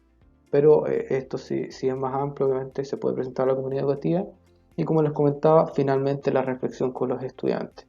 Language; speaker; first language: Spanish; native; Spanish